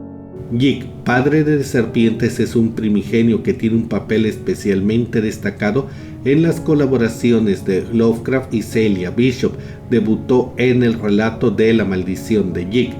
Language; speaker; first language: Spanish; native; Spanish